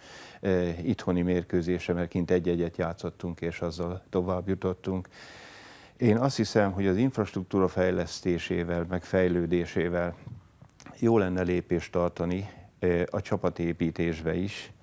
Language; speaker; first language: Hungarian; native; Hungarian